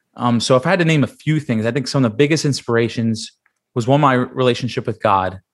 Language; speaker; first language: English; native; English